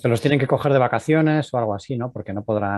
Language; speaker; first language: Spanish; native; Spanish